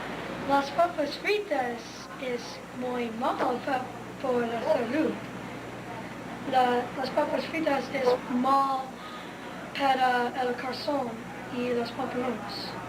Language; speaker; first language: Spanish; non-native, learner; English